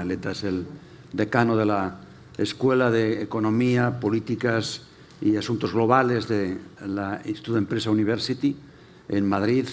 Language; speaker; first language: Spanish; native; Spanish